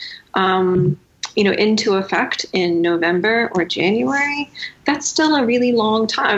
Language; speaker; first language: English; native; English